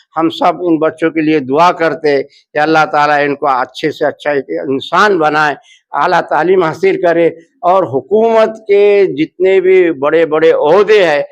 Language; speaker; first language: Hindi; non-native, local second language; Urdu